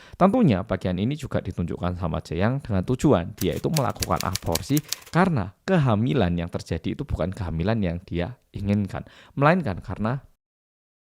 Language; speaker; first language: Indonesian; early bilingual, other home language; Korean